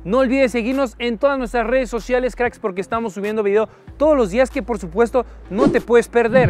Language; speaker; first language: Spanish; native; Spanish